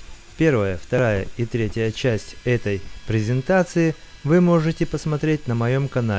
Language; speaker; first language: Russian; native; Russian